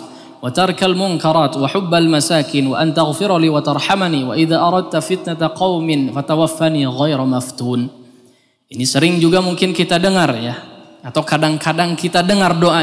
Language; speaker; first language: Indonesian; native; Indonesian